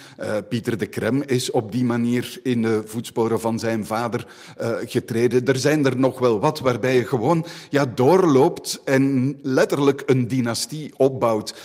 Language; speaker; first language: Dutch; native; Dutch